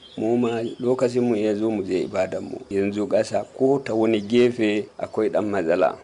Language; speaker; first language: Hausa; non-native, local second language; Fula